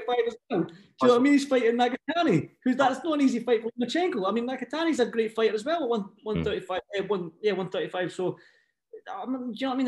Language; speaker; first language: English; native; English